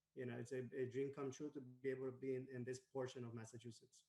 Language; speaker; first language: English; non-native, fluent; Spanish